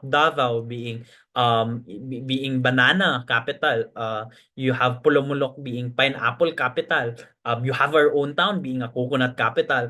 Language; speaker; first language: English; non-native, local second language; Cebuano